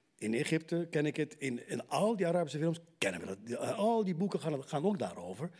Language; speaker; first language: Dutch; non-native, fluent; Arabic